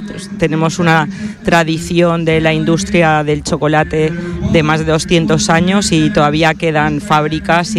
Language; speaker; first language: Spanish; native; Spanish